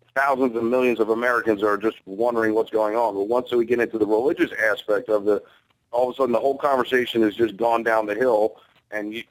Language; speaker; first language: English; native; English